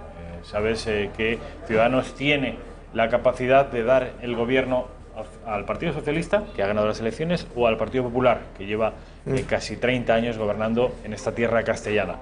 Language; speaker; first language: Spanish; native; Spanish